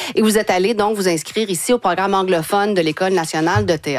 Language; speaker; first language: French; native; French